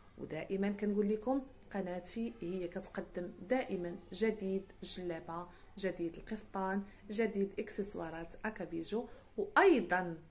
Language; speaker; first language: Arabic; native; Arabic